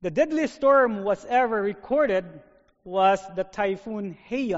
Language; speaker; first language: English; non-native, local second language; Filipino